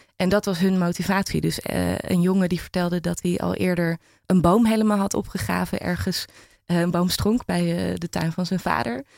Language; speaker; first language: Dutch; native; Dutch